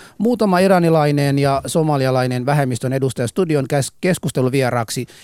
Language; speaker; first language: Finnish; early bilingual, other home language; Arabic